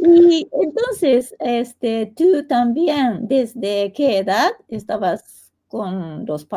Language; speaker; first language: Spanish; non-native, fluent; Japanese